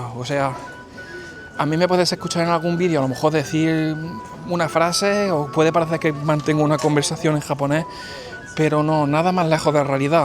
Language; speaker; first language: Spanish; native; Spanish